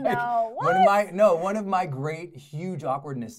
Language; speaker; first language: English; native; English